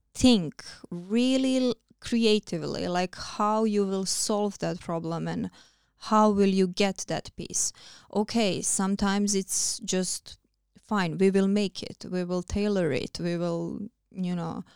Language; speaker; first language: English; non-native, fluent; Croatian